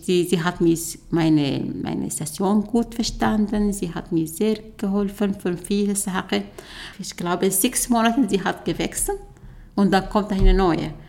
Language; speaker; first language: German; non-native, learner; Arabic